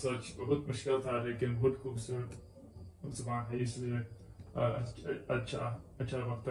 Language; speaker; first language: Hindi; non-native, learner; English